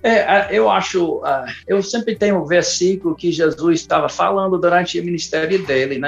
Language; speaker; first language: Portuguese; non-native, fluent; English